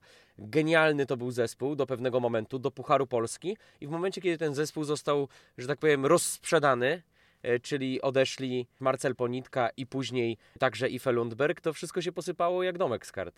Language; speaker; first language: Polish; native; Polish